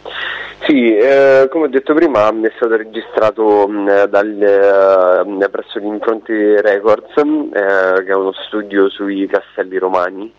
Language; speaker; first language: Italian; native; Italian